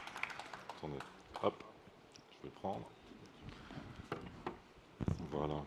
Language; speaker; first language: French; native; French